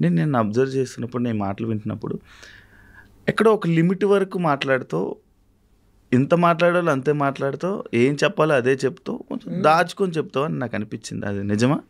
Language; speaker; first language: Telugu; native; Telugu